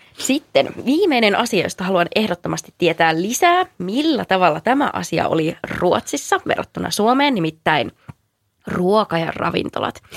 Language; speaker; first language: Finnish; native; Finnish